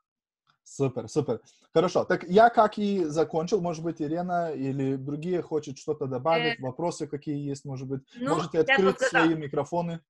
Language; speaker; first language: Russian; non-native, fluent; Lithuanian